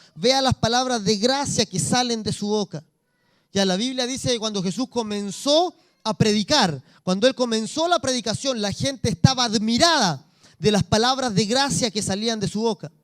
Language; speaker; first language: Spanish; native; Spanish